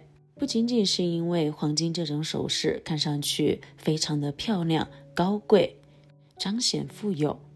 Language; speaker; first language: Chinese; native; Chinese